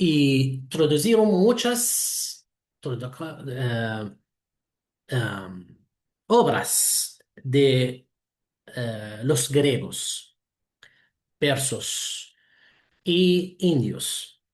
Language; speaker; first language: Spanish; non-native, fluent; Arabic